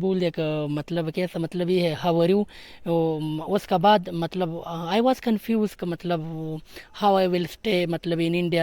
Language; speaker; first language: Hindi; non-native, learner; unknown